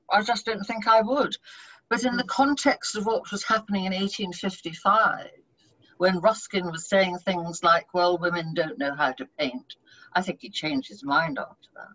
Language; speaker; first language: English; native; English